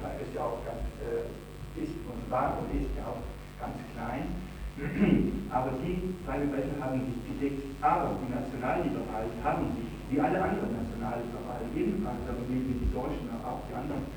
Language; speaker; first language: German; non-native, fluent; Italian